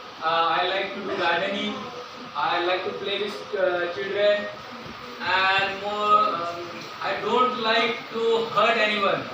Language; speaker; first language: English; non-native, local second language; Marathi